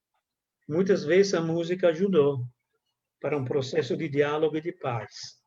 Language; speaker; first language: Portuguese; non-native, fluent; Italian